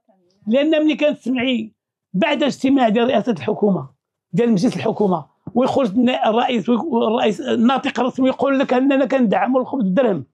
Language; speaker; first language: Arabic; native; Arabic